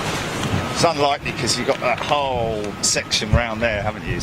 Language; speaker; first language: English; native; English